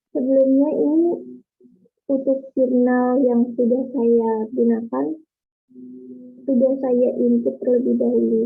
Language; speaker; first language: Indonesian; native; Indonesian